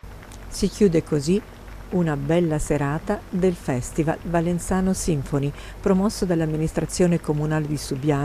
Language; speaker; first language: Italian; native; Italian